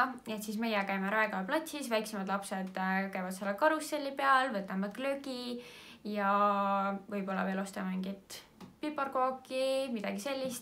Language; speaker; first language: Estonian; native; Estonian